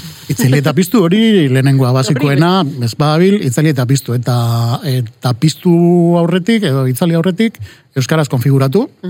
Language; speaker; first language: Basque; non-native, local second language; Spanish